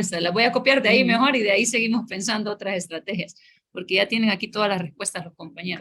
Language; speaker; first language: Spanish; native; Spanish